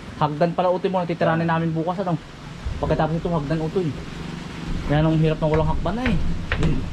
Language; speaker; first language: Filipino; native; Filipino